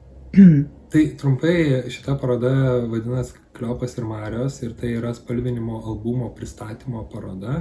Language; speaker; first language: Lithuanian; native; Lithuanian